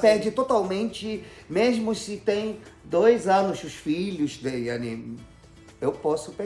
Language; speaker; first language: Portuguese; non-native, fluent; Arabic